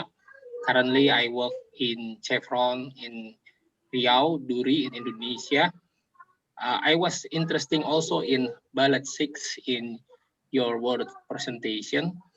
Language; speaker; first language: English; non-native, local second language; Indonesian